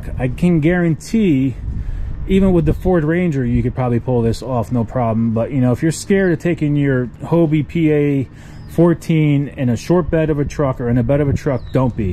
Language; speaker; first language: English; native; English